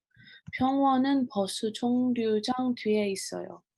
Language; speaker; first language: Korean; non-native, learner; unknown